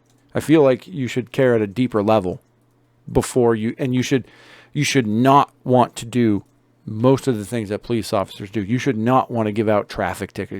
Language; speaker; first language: English; native; English